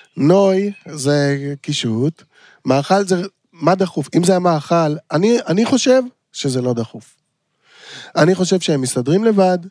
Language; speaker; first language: Hebrew; native; Hebrew